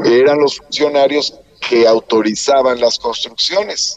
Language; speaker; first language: Spanish; native; Spanish